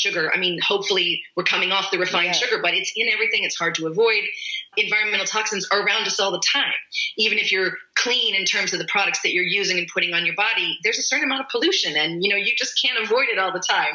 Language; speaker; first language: English; native; English